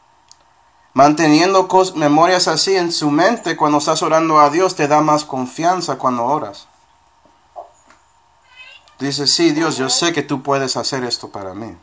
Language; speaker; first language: Spanish; non-native, fluent; English